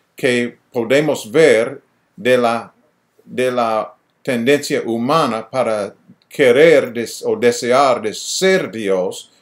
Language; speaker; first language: Spanish; non-native, fluent; English